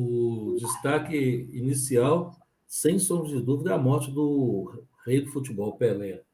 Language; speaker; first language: Portuguese; native; Portuguese